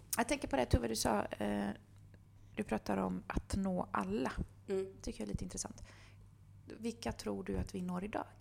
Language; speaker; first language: Swedish; early bilingual, other home language; Bosnian